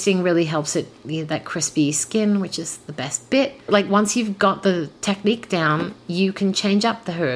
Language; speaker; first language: English; native; English